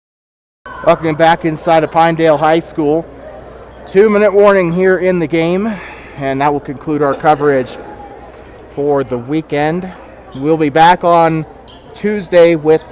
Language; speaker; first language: English; native; English